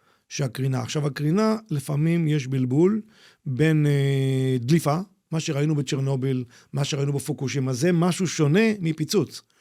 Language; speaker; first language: Hebrew; native; Hebrew